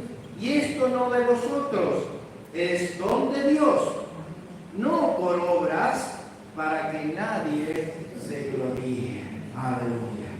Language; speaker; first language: Spanish; native; Spanish